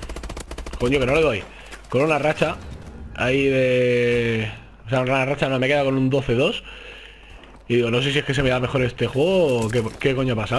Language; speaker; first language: Spanish; native; Spanish